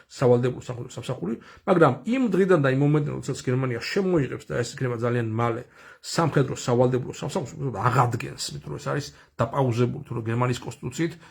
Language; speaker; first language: Georgian; native; Georgian